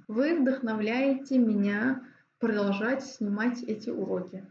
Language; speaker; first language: Russian; non-native, fluent; Azerbaijani